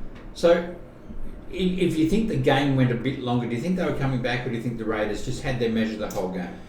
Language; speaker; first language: English; native; English